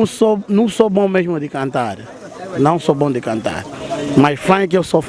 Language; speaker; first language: Portuguese; native; Portuguese